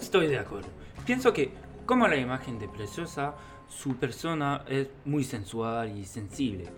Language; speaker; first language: Spanish; non-native, learner; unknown